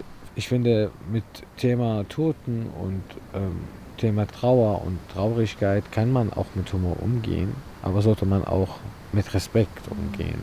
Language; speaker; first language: German; non-native, fluent; Arabic